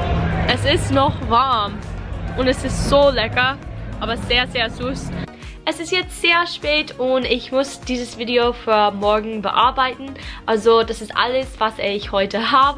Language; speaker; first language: German; non-native, learner; English